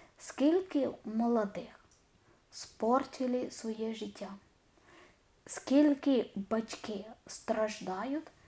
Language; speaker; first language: Ukrainian; non-native, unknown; Malayalam